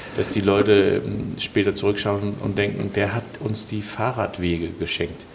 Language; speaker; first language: German; non-native, fluent; Danish